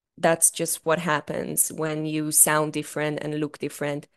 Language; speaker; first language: English; non-native, fluent; Hebrew